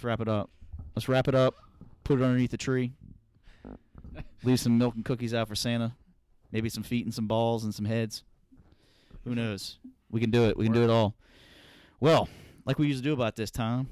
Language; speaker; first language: English; native; English